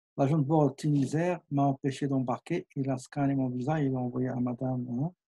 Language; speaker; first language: French; non-native, local second language; Arabic